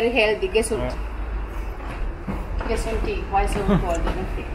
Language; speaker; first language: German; non-native, learner; Sinhala